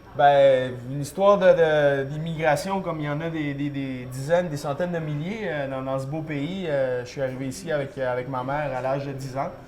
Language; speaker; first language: French; early bilingual, other home language; Spanish